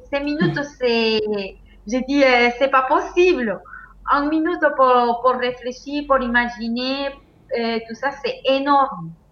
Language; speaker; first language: French; non-native, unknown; Spanish